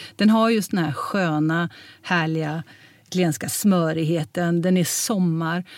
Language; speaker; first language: Swedish; early bilingual, heritage; Swedish